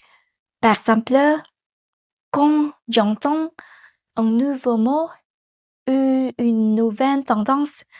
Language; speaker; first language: French; non-native, learner; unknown